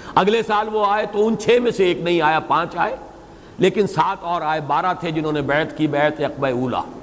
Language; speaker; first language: Urdu; native; Urdu